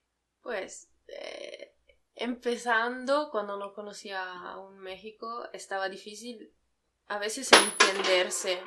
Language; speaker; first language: Spanish; non-native, fluent; Italian